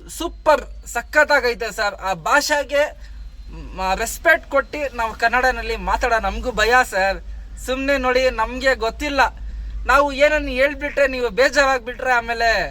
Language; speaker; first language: Kannada; non-native, local second language; Hindi